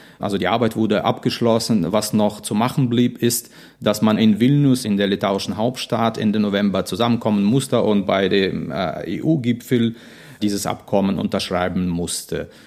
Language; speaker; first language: German; non-native, fluent; Russian